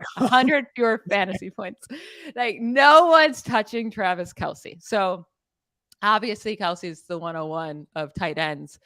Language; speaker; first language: English; native; English